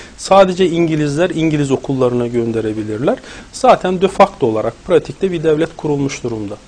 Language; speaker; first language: Turkish; native; Turkish